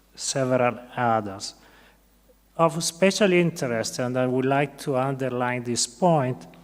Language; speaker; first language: English; non-native, fluent; Italian